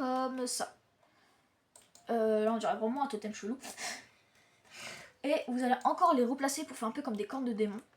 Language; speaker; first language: French; native; French